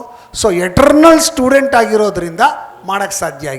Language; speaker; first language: Kannada; native; Kannada